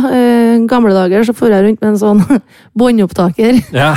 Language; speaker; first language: Norwegian; native; Norwegian